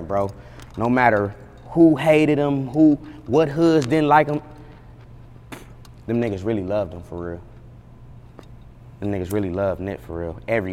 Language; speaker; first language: English; native; English